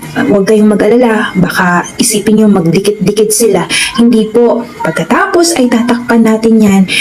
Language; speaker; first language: Filipino; non-native, local second language; Waray